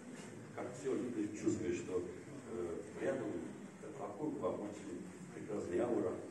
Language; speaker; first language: Russian; non-native, learner; Romanian